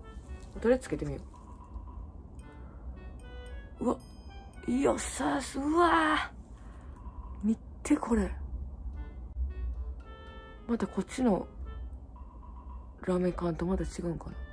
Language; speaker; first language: Japanese; native; Japanese